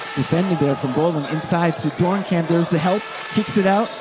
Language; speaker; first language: English; native; English